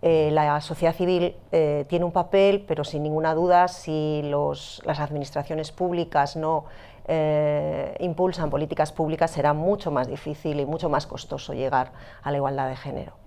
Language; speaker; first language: Spanish; native; Spanish